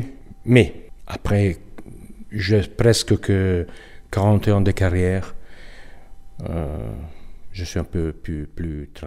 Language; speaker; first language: French; non-native, learner; Italian